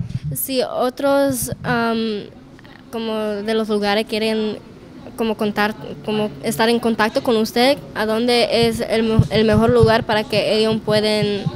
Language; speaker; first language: Spanish; early bilingual, heritage; Spanish